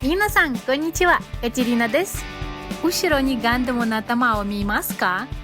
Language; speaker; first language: Japanese; non-native, learner; Russian